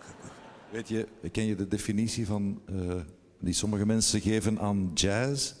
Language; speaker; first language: Dutch; native; Dutch